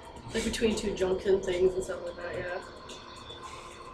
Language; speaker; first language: English; native; English